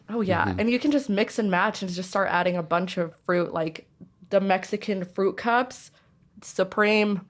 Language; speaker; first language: English; native; English